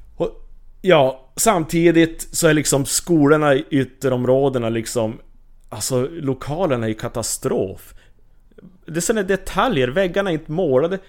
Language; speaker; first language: Swedish; native; Swedish